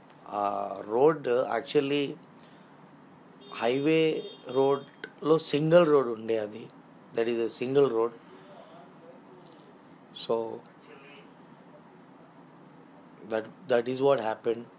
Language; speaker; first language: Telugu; non-native, local second language; Urdu